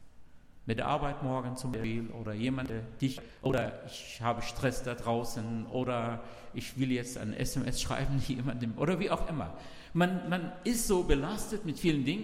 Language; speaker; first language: German; non-native, learner; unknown